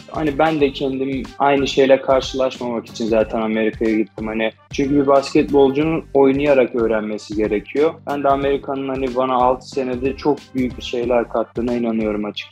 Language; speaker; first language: Turkish; native; Turkish